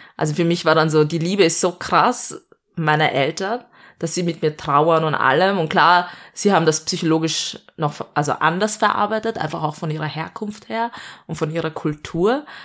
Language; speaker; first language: German; early bilingual, other home language; Malayalam